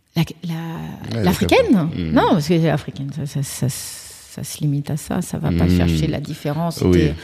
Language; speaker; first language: French; early bilingual, other home language; Kabuverdianu